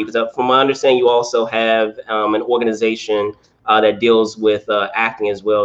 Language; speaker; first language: English; native; English